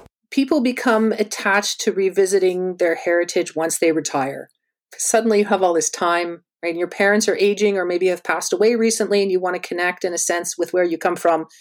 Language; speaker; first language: English; native; English